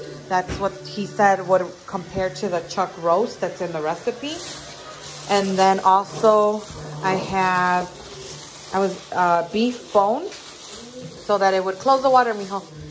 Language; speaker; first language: English; early bilingual, other home language; Spanish